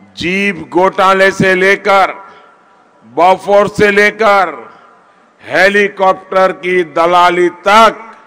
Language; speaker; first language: Hindi; non-native, local second language; Gujarati